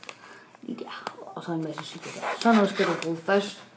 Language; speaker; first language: Danish; native; Danish